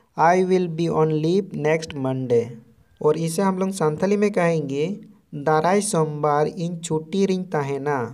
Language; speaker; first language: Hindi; non-native, local second language; Santali